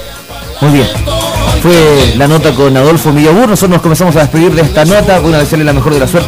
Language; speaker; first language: Spanish; native; Spanish